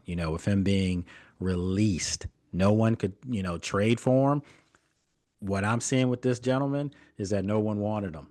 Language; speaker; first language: English; native; English